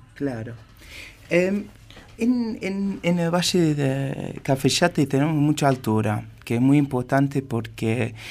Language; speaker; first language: Spanish; non-native, fluent; English